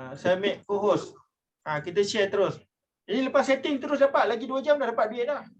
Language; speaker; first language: Malay; native; Malay